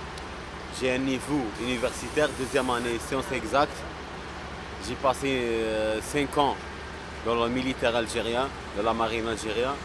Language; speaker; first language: French; non-native, local second language; Arabic